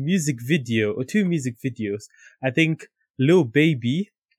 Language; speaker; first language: English; non-native, local second language; Shona